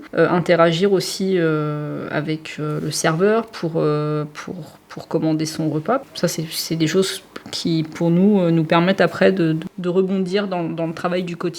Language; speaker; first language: French; native; French